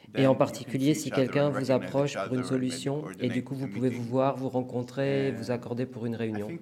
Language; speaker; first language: French; non-native, fluent; Hebrew